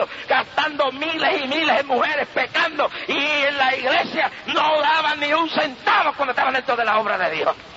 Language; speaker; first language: Spanish; native; Spanish